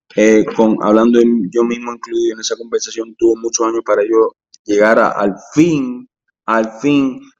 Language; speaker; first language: Spanish; early bilingual, heritage; Spanish